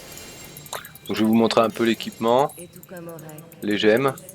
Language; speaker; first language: French; native; French